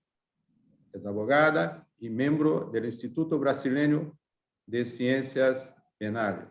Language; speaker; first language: Spanish; non-native, fluent; Portuguese